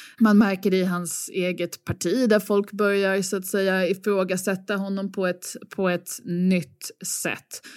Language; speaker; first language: Swedish; native; Swedish